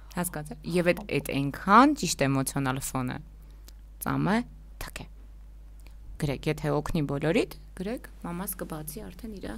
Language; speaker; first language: Armenian; native; Armenian